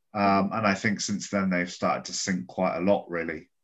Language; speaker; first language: English; native; English